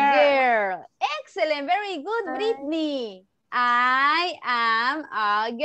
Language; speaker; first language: English; non-native, fluent; Spanish